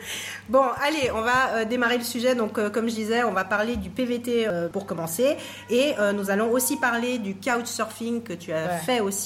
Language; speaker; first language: French; native; French